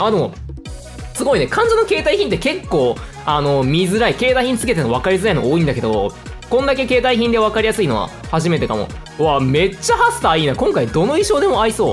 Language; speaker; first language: Japanese; native; Japanese